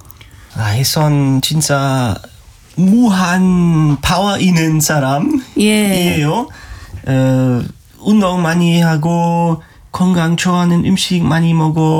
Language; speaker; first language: Korean; non-native, learner; German